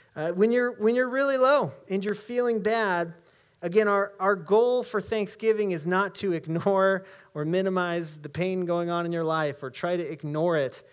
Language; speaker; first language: English; native; English